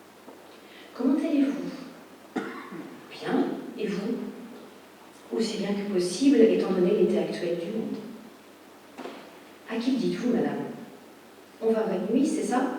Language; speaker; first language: French; native; French